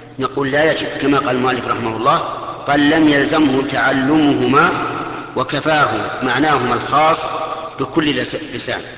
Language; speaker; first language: Arabic; native; Arabic